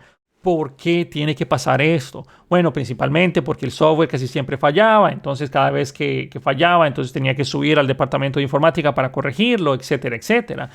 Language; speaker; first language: Spanish; native; Spanish